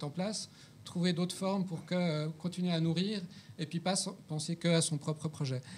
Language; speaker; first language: French; native; French